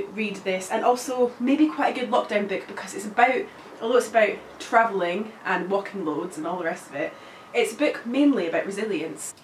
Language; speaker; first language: English; native; English